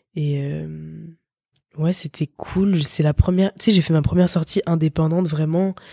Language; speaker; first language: French; native; French